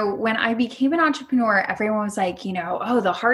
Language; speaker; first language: English; native; English